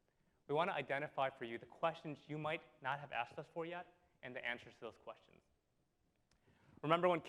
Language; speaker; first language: English; native; English